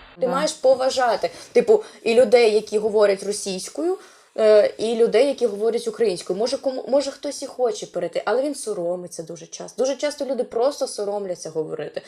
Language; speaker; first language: Ukrainian; non-native, local second language; Russian